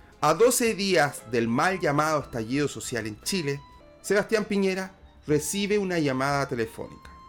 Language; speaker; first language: Spanish; native; Spanish